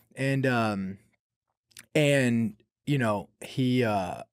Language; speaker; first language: English; native; English